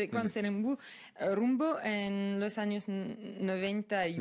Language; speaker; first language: Spanish; non-native, fluent; Russian